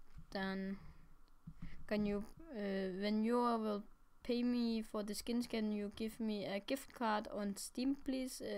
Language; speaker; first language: English; non-native, learner; Danish